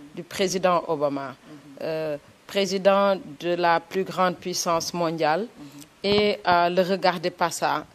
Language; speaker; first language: French; non-native, local second language; Wolof